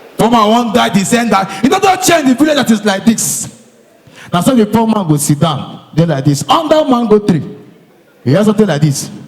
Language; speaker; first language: Nigerian Pidgin; native; Nigerian Pidgin